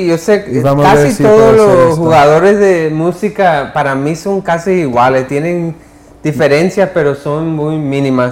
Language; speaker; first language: Spanish; early bilingual, heritage; English